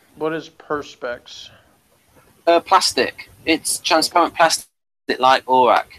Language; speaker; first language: English; native; English